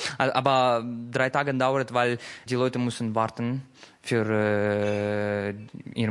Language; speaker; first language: German; non-native, learner; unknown